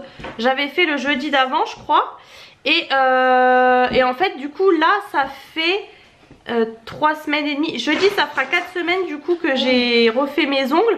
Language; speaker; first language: French; native; French